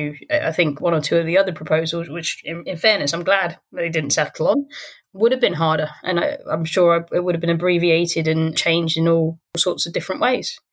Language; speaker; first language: English; native; English